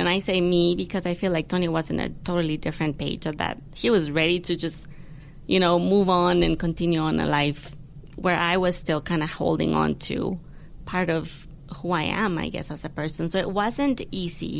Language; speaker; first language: English; non-native, fluent; Spanish